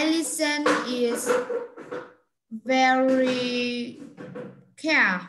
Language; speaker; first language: English; non-native, learner; Vietnamese